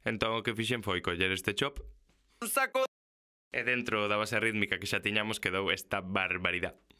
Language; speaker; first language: Galician; non-native, local second language; Spanish